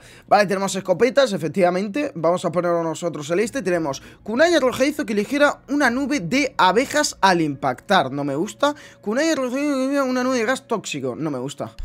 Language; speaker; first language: Spanish; native; Spanish